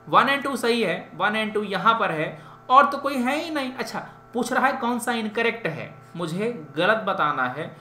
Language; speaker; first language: Hindi; native; Hindi